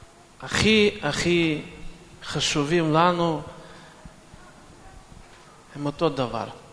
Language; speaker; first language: Hebrew; non-native, fluent; Russian